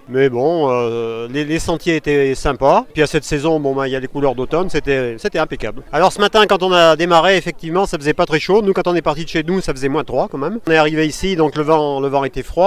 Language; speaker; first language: French; native; French